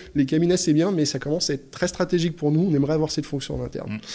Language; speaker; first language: French; native; French